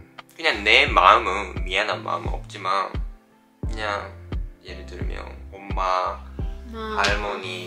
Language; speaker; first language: Korean; non-native, fluent; Japanese